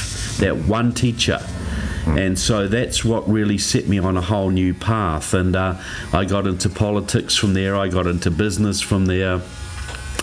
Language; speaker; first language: English; native; English